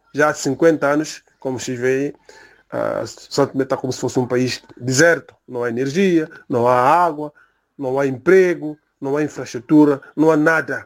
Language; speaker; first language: Portuguese; native; Portuguese